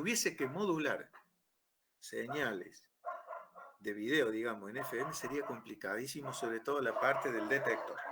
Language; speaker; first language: Spanish; native; Spanish